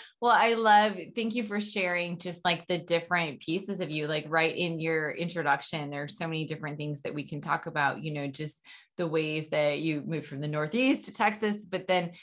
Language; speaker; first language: English; native; English